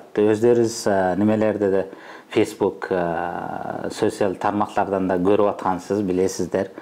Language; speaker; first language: Kyrgyz; non-native, fluent; Uzbek